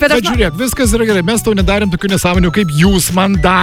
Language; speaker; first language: Lithuanian; native; Lithuanian